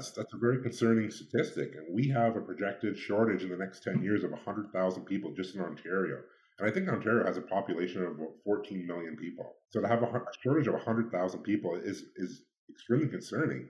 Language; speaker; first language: English; native; English